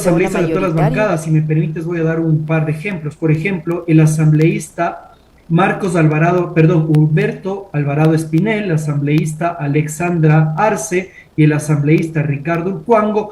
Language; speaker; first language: Spanish; native; Spanish